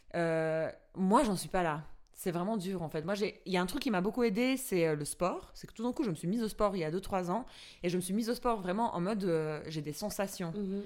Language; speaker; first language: French; non-native, fluent; Albanian